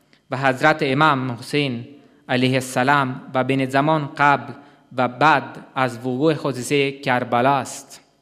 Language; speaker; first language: Persian; non-native, fluent; Italian